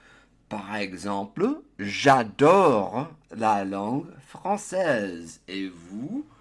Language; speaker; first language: French; non-native, fluent; English